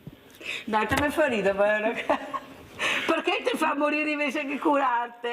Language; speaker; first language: Italian; native; Italian